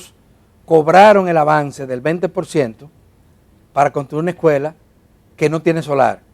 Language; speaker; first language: Spanish; native; Spanish